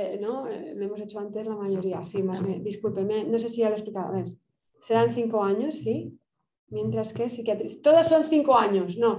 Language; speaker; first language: Spanish; native; Spanish